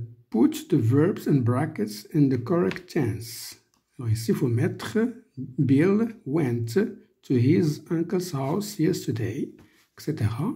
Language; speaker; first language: English; non-native, fluent; Arabic